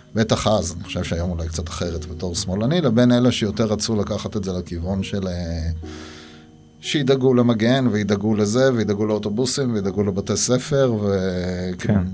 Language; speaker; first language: Hebrew; native; Hebrew